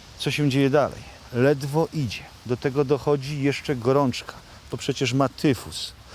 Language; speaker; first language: Polish; native; Polish